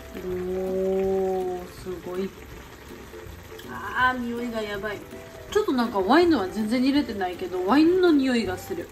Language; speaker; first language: Japanese; non-native, learner; Georgian